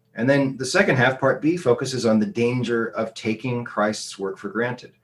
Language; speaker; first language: English; native; English